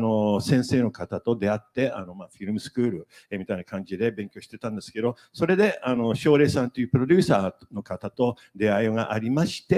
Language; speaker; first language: Japanese; native; Japanese